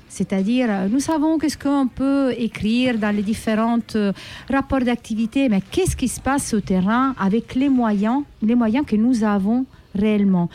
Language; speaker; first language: French; native; French